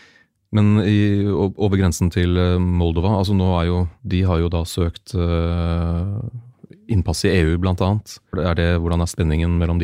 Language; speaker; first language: Norwegian; native; Norwegian